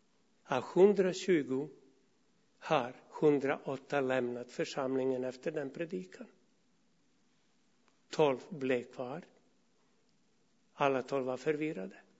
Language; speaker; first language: Swedish; non-native, fluent; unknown